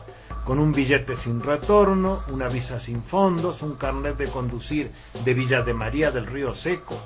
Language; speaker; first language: Spanish; native; Spanish